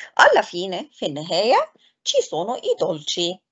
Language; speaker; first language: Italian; non-native, fluent; Arabic